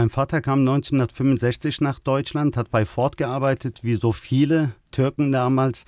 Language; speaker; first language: German; early bilingual, other home language; Turkish